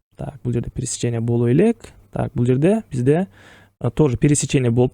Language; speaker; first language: Russian; non-native, local second language; Kyrgyz